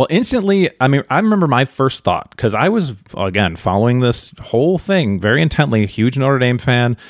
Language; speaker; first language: English; native; English